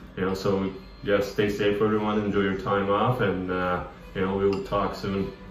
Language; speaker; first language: English; non-native, fluent; Russian